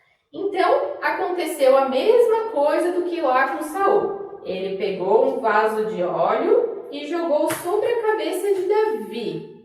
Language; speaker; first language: Portuguese; native; Portuguese